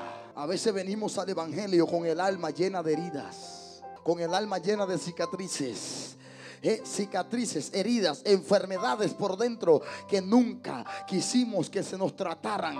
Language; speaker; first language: Spanish; native; Spanish